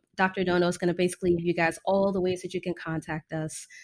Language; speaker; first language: English; native; English